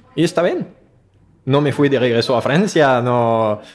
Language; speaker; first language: Spanish; non-native, fluent; French